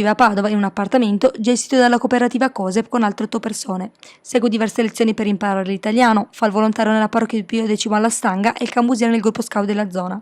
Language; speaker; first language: Italian; native; Italian